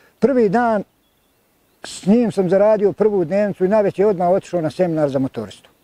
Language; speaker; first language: Bosnian; native; Bosnian